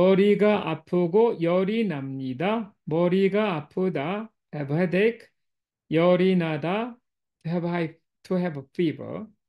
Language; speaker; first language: Korean; non-native, fluent; English